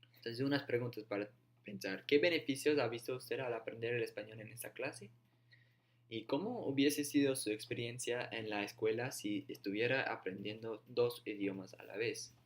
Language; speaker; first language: Spanish; non-native, fluent; English